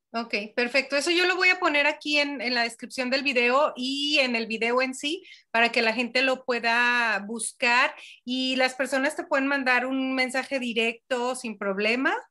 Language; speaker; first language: Spanish; native; Spanish